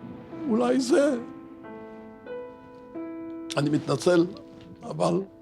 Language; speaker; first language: Hebrew; early bilingual, other home language; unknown